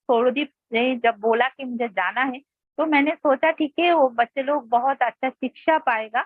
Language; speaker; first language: Hindi; non-native, local second language; Bangla